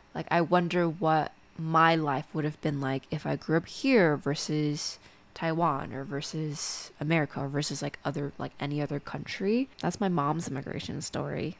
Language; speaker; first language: English; native; English